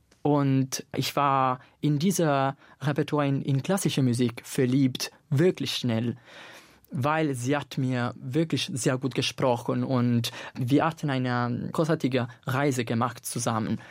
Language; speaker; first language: German; non-native, fluent; Italian